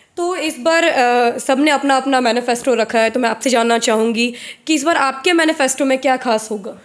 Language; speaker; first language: Hindi; native; Hindi